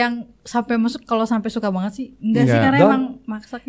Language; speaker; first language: Indonesian; native; Indonesian